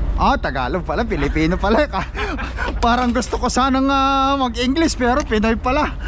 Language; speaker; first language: Filipino; non-native, local second language; Iloko